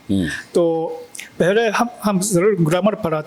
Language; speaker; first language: Hindi; non-native, fluent; Japanese